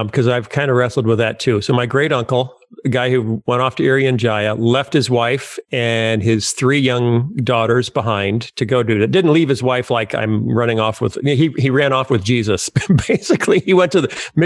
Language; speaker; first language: English; native; English